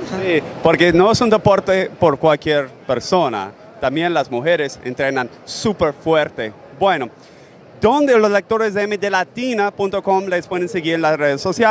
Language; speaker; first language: Spanish; native; Spanish